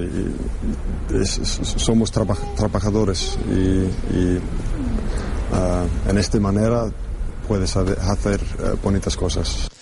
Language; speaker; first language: Spanish; non-native, learner; English